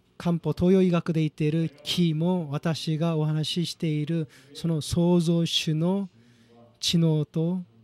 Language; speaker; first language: Japanese; non-native, fluent; Korean